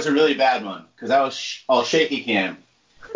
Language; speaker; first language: English; native; English